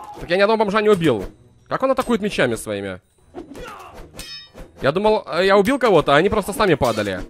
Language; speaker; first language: Russian; native; Russian